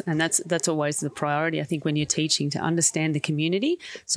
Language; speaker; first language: English; native; English